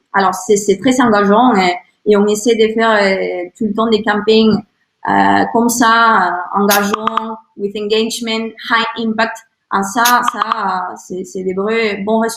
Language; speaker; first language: French; non-native, learner; Spanish